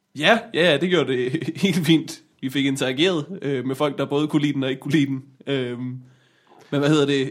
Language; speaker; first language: Danish; native; Danish